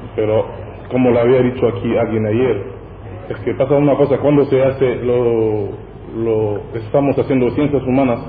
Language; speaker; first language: Spanish; non-native, fluent; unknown